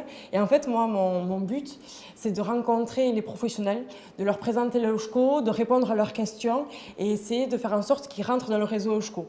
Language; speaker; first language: French; native; French